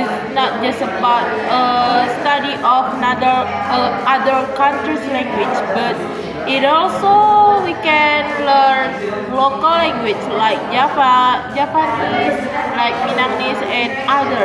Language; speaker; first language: English; non-native, learner; Indonesian